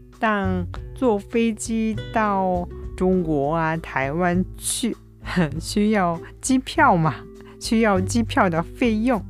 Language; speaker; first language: Chinese; non-native, fluent; Japanese